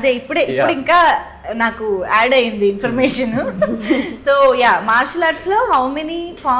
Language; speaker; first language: Telugu; native; Telugu